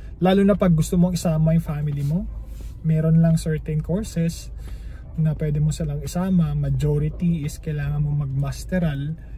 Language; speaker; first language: Filipino; native; Filipino